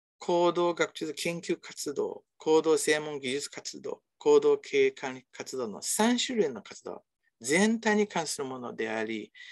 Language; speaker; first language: Japanese; non-native, fluent; Chinese